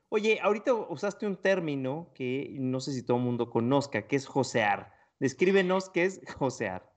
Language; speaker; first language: Spanish; native; Spanish